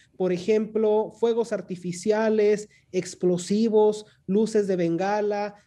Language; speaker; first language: Spanish; native; Spanish